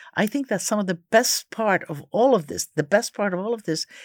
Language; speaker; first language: English; early bilingual, other home language; Croatian